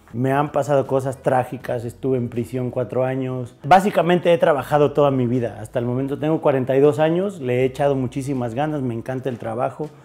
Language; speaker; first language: Spanish; native; Spanish